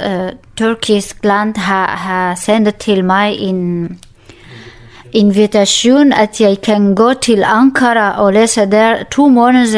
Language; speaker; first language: Danish; non-native, learner; Kurdish